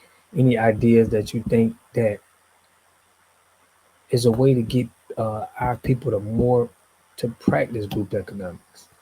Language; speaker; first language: English; native; English